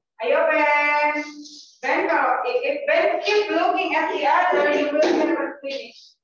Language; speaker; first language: English; non-native, learner; Indonesian